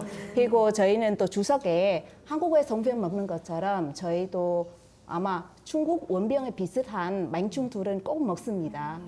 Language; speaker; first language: Korean; non-native, fluent; Vietnamese